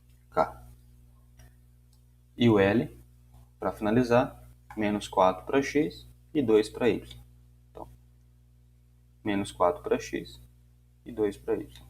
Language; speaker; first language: Portuguese; native; Portuguese